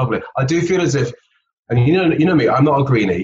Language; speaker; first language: English; native; English